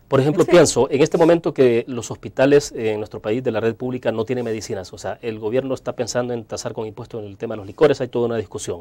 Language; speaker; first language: Spanish; native; Spanish